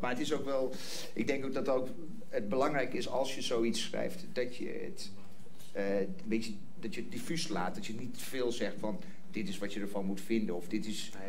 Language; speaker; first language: Dutch; non-native, fluent; English